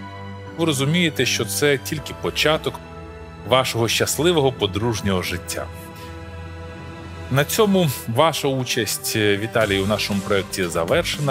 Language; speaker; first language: Ukrainian; native; Ukrainian